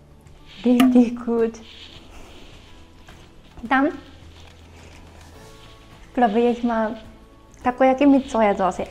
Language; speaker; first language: German; non-native, fluent; Japanese